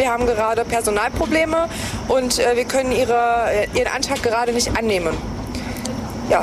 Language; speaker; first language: German; early bilingual, other home language; Greek